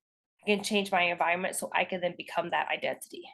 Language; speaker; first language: English; native; English